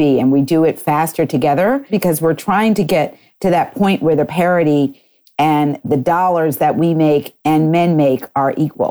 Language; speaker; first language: English; native; English